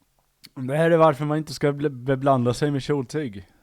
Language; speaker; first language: Swedish; native; Swedish